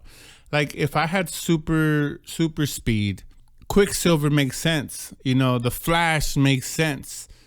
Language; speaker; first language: English; native; English